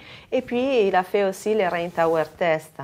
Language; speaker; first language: French; non-native, fluent; Italian